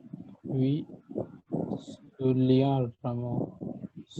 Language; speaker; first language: French; non-native, learner; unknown